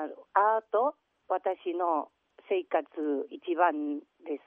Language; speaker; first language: Japanese; non-native, learner; Catalan